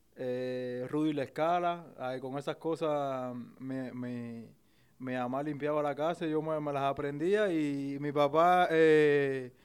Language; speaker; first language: Spanish; native; Spanish